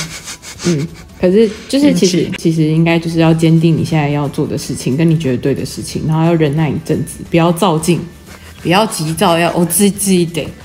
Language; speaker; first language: Chinese; native; Chinese